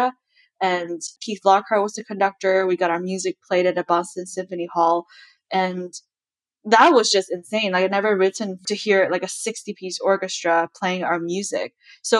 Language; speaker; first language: English; non-native, local second language; Chinese